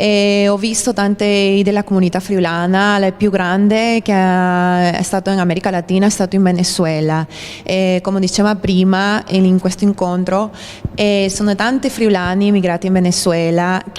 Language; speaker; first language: Italian; non-native, fluent; Spanish